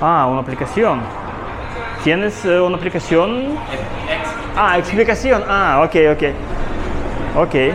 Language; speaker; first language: Spanish; non-native, learner; Russian